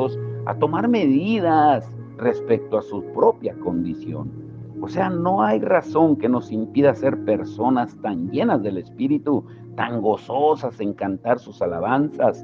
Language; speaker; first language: Spanish; native; Spanish